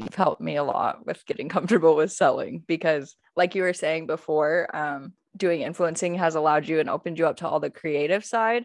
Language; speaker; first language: English; native; English